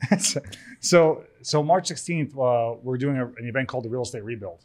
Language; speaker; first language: English; early bilingual, other home language; Greek